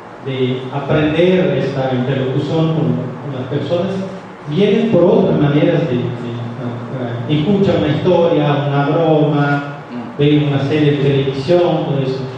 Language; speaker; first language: Spanish; non-native, fluent; Portuguese